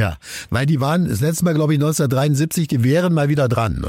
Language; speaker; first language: German; native; German